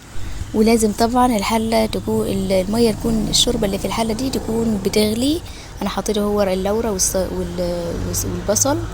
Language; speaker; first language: Arabic; native; Arabic